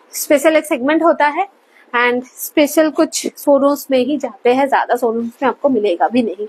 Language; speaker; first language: Hindi; non-native, local second language; Bangla